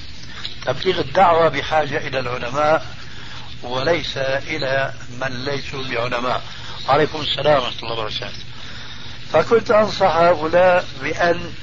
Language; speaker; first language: Arabic; early bilingual, other home language; Albanian